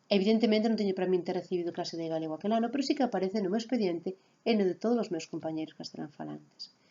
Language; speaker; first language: Galician; native; Galician